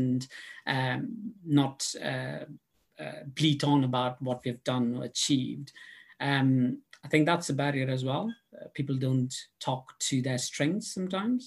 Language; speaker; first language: English; non-native, local second language; Tamil